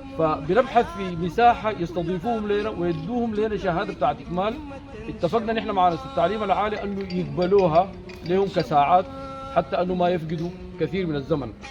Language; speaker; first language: Arabic; native; Arabic